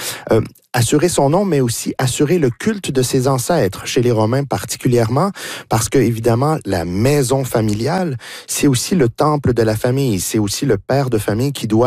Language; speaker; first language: French; native; French